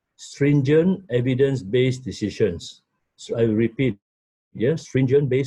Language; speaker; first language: English; non-native, local second language; Malay